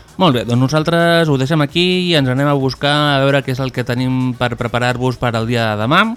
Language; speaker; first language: Catalan; native; Catalan